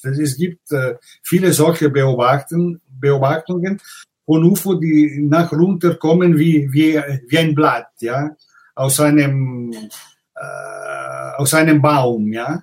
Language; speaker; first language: German; non-native, fluent; Italian